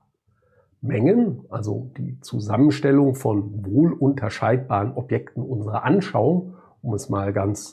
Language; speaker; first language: German; native; German